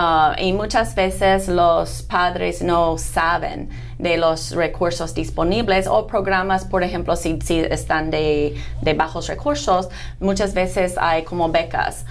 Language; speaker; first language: Spanish; non-native, fluent; English